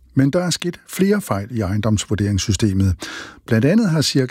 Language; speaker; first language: Danish; native; Danish